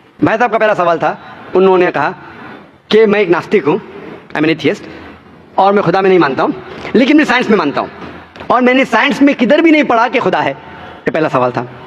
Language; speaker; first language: Hindi; non-native, local second language; Konkani